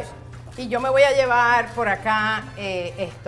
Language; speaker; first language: Spanish; native; Spanish